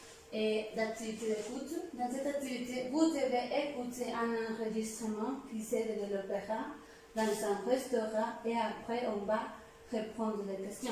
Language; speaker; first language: French; non-native, learner; Spanish